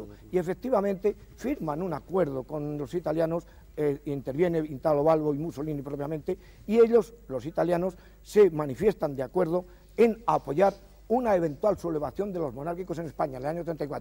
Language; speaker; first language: Spanish; native; Spanish